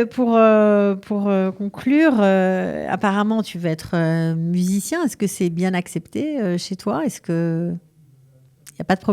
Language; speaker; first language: French; native; French